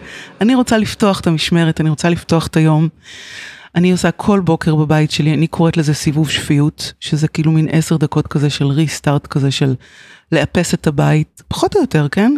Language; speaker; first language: Hebrew; native; Hebrew